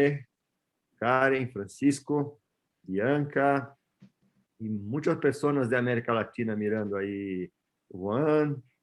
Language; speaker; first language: Spanish; non-native, fluent; Portuguese